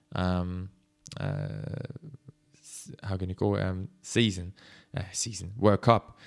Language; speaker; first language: English; non-native, fluent; Swiss German